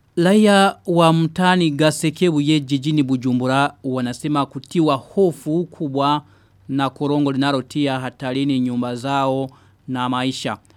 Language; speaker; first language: Swahili; non-native, local second language; Rundi